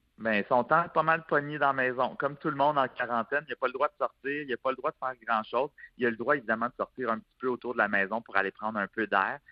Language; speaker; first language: French; native; French